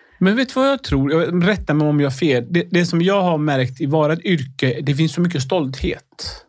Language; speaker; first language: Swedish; early bilingual, other home language; Arabic